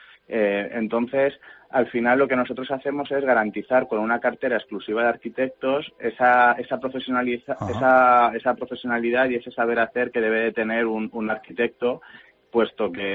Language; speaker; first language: Spanish; native; Spanish